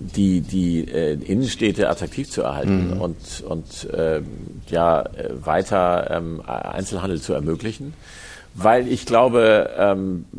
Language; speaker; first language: German; native; German